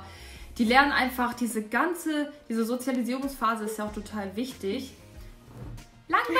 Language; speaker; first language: German; native; German